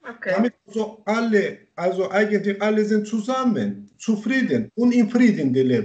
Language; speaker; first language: German; non-native, learner; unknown